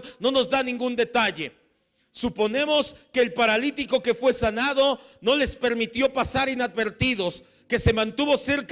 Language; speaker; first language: Spanish; native; Spanish